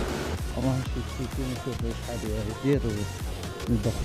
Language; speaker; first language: Arabic; native; Arabic